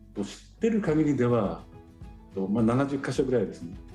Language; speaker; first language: Japanese; native; Japanese